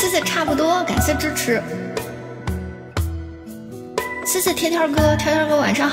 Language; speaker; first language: Chinese; native; Chinese